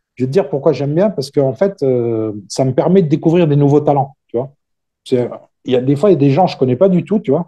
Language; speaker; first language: French; native; French